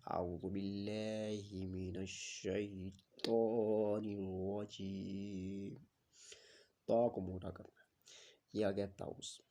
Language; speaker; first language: Urdu; native; Urdu